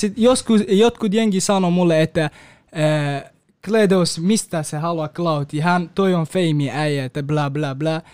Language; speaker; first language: Finnish; non-native, learner; Kurdish